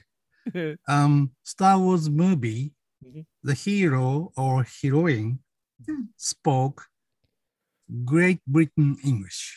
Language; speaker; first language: English; non-native, learner; Japanese